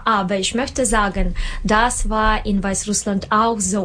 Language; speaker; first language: German; non-native, learner; Russian